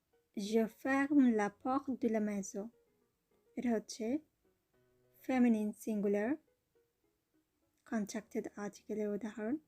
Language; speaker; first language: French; non-native, fluent; Bangla